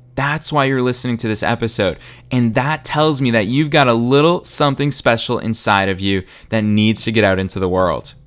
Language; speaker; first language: English; native; English